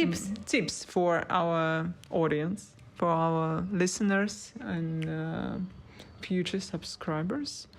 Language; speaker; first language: English; non-native, learner; Russian